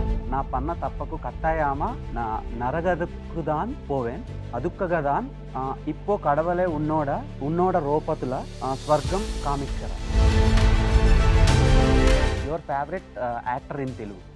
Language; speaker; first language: Telugu; native; Telugu